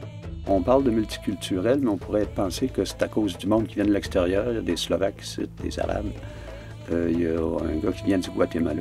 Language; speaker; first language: French; native; French